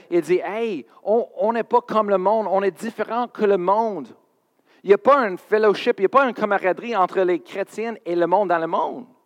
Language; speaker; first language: French; non-native, fluent; English